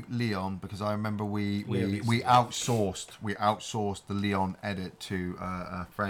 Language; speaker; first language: English; native; English